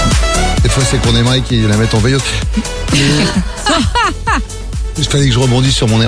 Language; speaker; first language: French; native; French